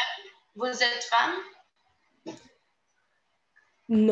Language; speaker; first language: French; non-native, learner; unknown